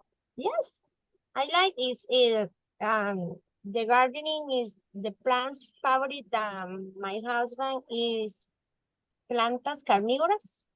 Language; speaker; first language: English; non-native, learner; Spanish